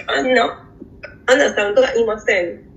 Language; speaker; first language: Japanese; non-native, learner; Persian